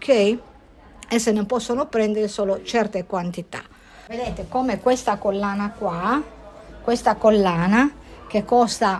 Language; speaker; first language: Italian; native; Italian